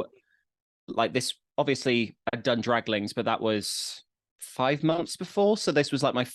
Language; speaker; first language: English; native; English